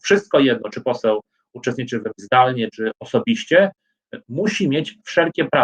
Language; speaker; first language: Polish; native; Polish